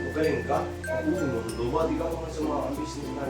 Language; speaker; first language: Filipino; native; Filipino